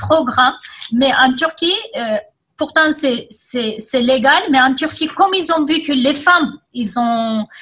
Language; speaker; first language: French; non-native, fluent; Kurdish